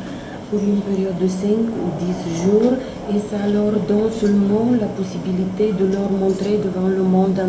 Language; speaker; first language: French; non-native, fluent; Bulgarian